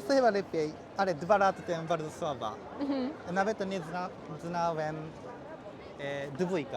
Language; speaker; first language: Polish; non-native, learner; Japanese